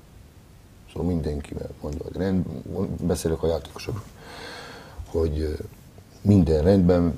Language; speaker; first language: Hungarian; non-native, fluent; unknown